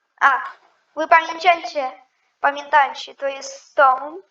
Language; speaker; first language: Polish; non-native, learner; Ukrainian